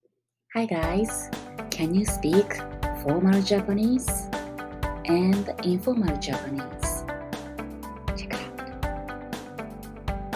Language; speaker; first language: English; non-native, learner; Japanese